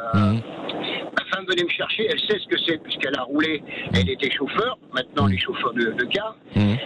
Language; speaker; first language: French; native; French